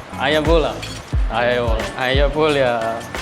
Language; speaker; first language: Arabic; non-native, fluent; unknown